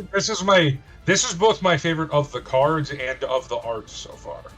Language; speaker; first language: English; native; English